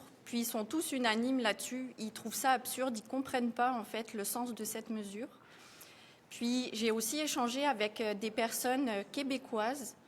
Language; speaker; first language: French; native; French